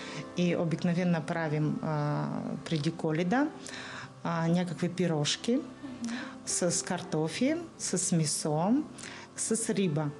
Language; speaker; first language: Bulgarian; non-native, learner; Russian